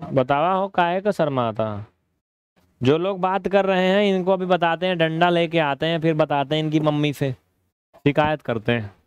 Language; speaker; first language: Hindi; native; Hindi